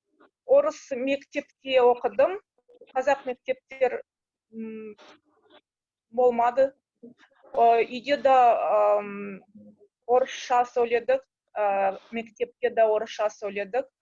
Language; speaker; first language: Kazakh; non-native, local second language; Russian